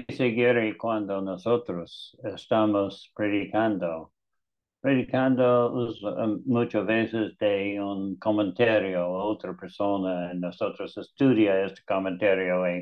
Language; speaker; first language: Spanish; non-native, learner; English